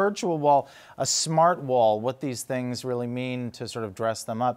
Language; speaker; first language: English; native; English